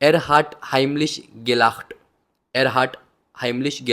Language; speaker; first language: German; non-native, learner; Hindi